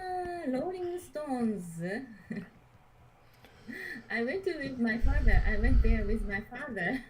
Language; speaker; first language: English; non-native, learner; Japanese